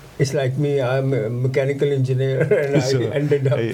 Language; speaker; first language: English; non-native, fluent; Urdu